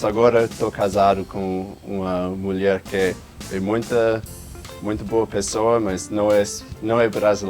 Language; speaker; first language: Portuguese; non-native, fluent; English